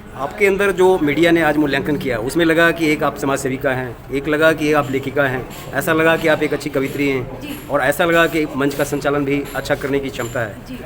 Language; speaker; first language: Hindi; native; Hindi